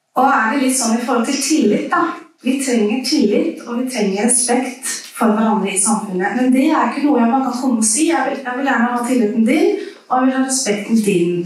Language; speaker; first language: Norwegian; early bilingual, other home language; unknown